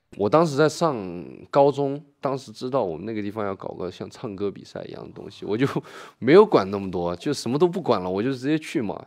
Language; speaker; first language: Chinese; native; Chinese